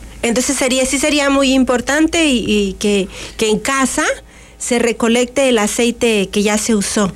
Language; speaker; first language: Spanish; native; Spanish